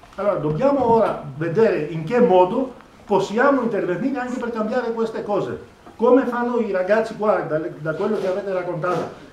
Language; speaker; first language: Italian; non-native, fluent; Greek